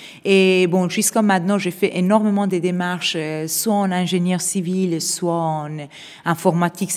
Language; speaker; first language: French; non-native, fluent; Persian